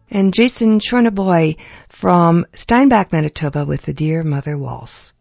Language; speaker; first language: English; early bilingual, other home language; Ukrainian